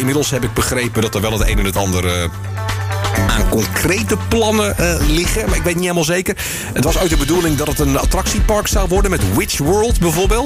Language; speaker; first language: Dutch; native; Dutch